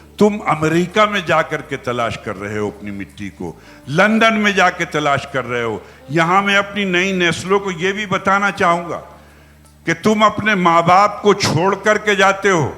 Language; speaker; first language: Hindi; native; Hindi